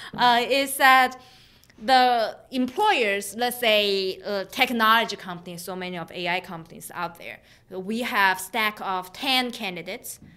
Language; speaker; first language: English; non-native, fluent; Chinese